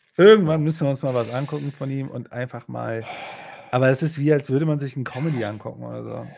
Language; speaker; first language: German; native; German